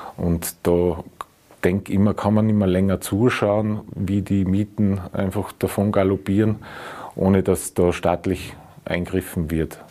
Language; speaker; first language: German; native; German